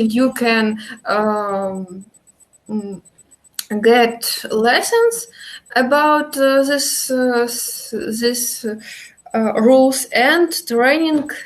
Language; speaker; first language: English; non-native, learner; Russian